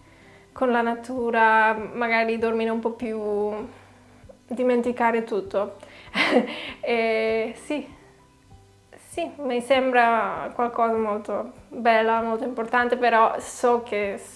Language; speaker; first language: Italian; non-native, fluent; Catalan